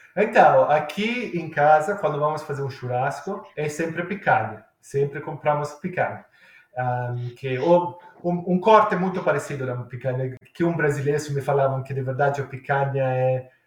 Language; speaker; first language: Portuguese; non-native, fluent; Italian